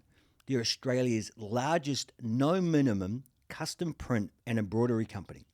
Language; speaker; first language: English; native; English